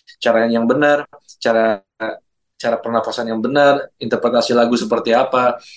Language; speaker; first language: Indonesian; non-native, local second language; Minangkabau